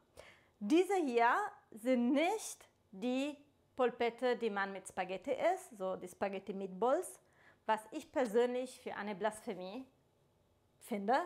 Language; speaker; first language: German; non-native, fluent; Italian